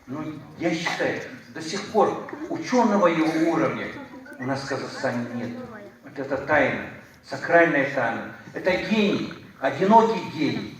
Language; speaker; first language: Russian; non-native, local second language; Uyghur